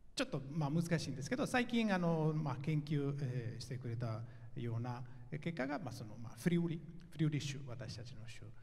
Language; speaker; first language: Japanese; non-native, fluent; Italian